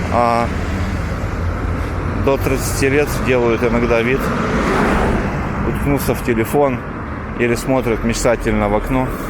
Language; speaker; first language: Russian; native; Russian